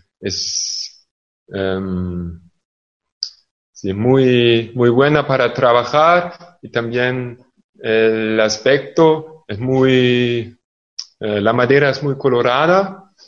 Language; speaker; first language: Spanish; non-native, fluent; German